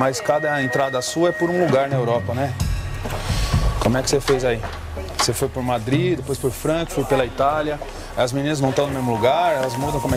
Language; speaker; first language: Portuguese; native; Portuguese